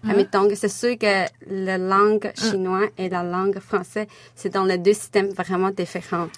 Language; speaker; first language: French; non-native, fluent; Chinese